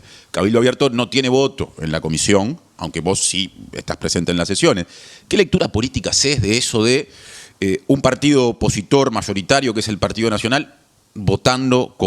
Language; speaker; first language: Spanish; native; Spanish